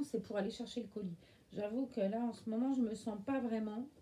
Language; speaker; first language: French; native; French